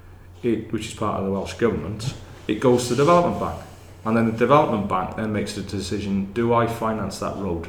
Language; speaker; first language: English; native; English